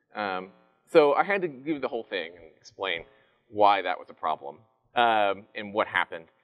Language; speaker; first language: English; native; English